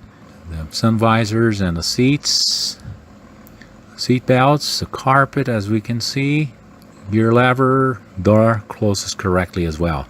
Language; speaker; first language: English; non-native, fluent; Portuguese